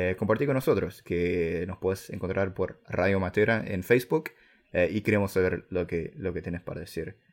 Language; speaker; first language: Spanish; non-native, fluent; English